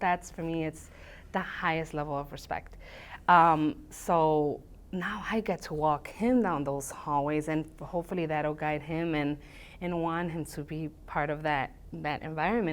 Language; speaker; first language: English; early bilingual, other home language; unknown